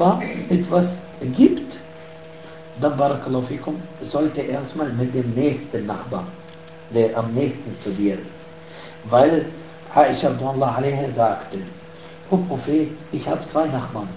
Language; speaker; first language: German; non-native, fluent; Arabic